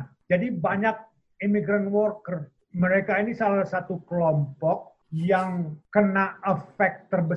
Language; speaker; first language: Indonesian; native; Indonesian